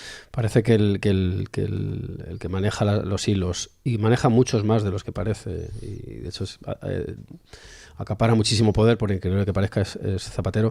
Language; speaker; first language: Spanish; native; Spanish